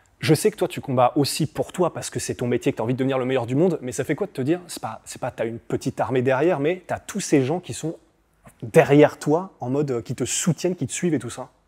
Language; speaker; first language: French; native; French